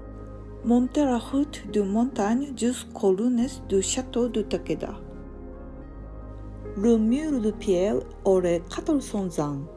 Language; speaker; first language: French; non-native, learner; Japanese